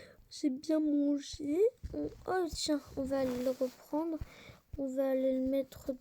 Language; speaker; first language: French; native; French